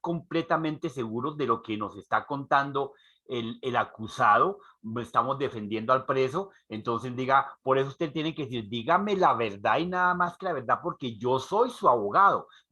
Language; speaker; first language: Spanish; native; Spanish